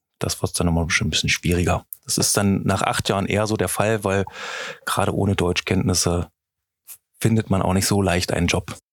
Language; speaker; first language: German; native; German